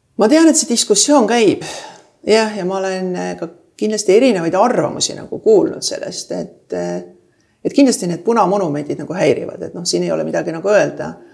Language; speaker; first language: Estonian; native; Estonian